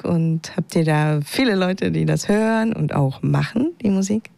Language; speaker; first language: German; native; German